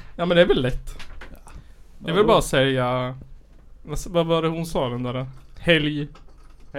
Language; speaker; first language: Swedish; native; Swedish